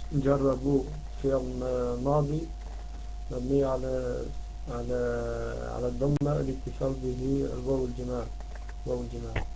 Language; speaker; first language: Arabic; non-native, learner; Dutch